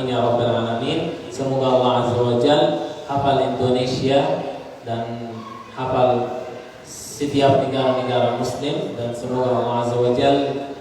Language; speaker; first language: Indonesian; non-native, learner; Arabic